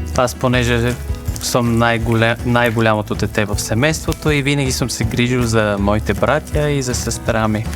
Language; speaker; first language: Bulgarian; early bilingual, other home language; Persian